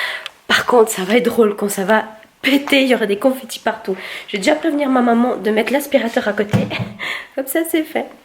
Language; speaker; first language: French; native; French